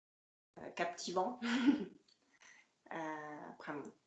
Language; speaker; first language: Portuguese; non-native, fluent; French